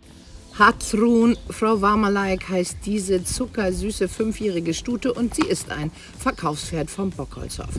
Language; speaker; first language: German; native; German